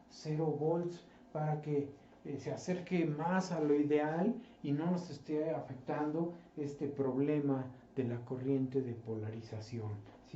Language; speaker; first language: Spanish; native; Spanish